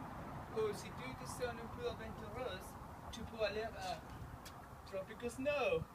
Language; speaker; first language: French; non-native, learner; English